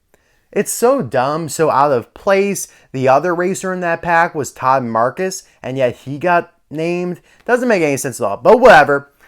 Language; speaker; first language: English; native; English